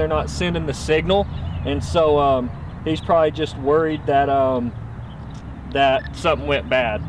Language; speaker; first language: English; native; English